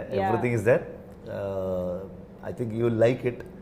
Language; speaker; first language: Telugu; non-native, learner; Kannada